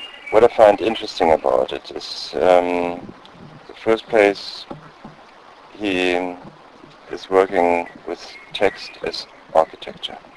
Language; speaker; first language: English; non-native, fluent; German